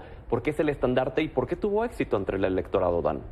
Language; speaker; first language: Spanish; native; Spanish